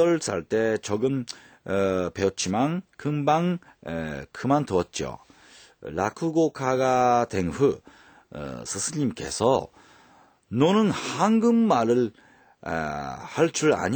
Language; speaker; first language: Korean; non-native, fluent; Japanese